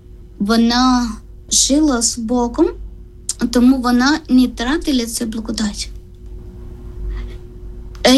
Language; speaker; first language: Ukrainian; non-native, learner; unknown